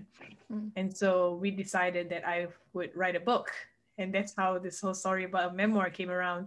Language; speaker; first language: English; non-native, local second language; Malay